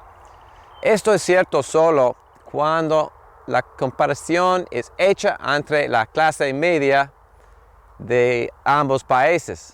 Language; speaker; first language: Spanish; non-native, learner; English